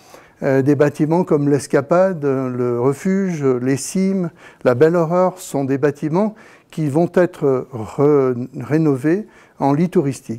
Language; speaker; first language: French; native; French